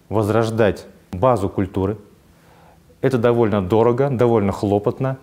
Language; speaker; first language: Russian; native; Russian